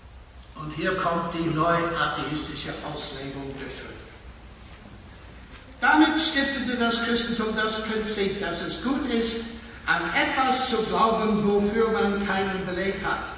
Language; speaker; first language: German; non-native, fluent; English